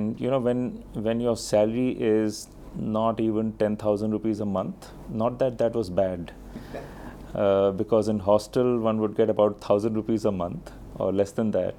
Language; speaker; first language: English; non-native, local second language; Hindi